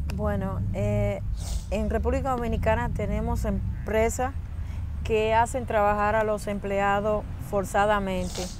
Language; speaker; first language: Spanish; native; Spanish